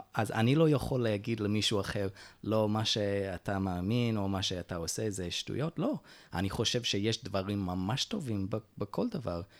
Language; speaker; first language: Hebrew; non-native, fluent; English